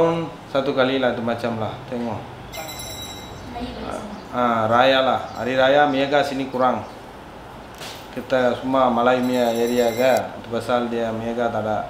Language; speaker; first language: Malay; non-native, learner; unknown